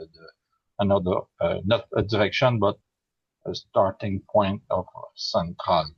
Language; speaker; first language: English; non-native, learner; French